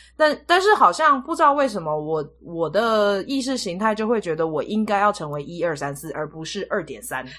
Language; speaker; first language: Chinese; native; Chinese